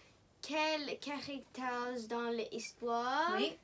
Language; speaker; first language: French; non-native, local second language; English